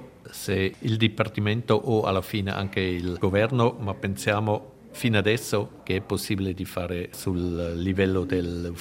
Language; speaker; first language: Italian; non-native, local second language; German